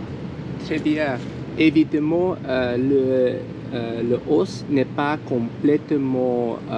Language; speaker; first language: French; non-native, learner; English